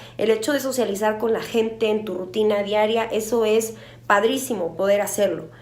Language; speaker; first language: Spanish; native; Spanish